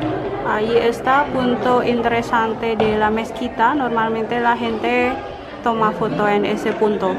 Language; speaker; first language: Spanish; non-native, learner; Indonesian